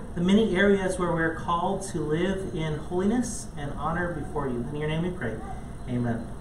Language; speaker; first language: English; native; English